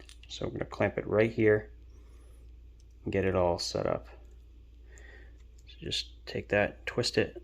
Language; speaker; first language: English; native; English